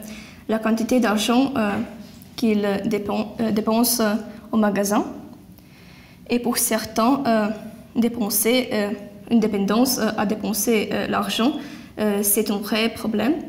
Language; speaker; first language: French; non-native, learner; Lithuanian